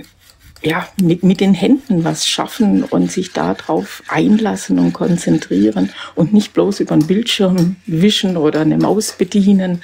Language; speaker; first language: German; native; German